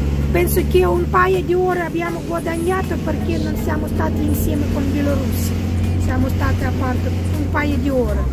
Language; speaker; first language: Italian; non-native, learner; Russian